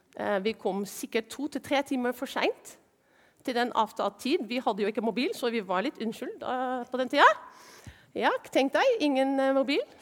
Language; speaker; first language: Norwegian; non-native, fluent; Dutch